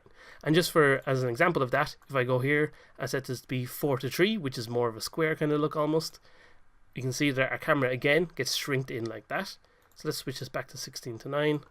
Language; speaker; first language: English; native; English